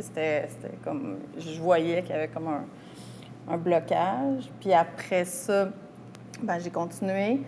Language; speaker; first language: French; native; French